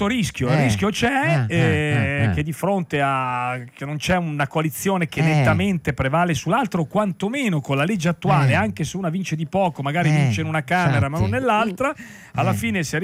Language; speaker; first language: Italian; native; Italian